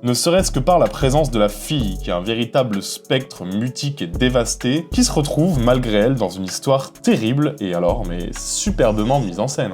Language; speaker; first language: French; native; French